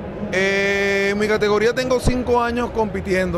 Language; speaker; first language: Spanish; native; Spanish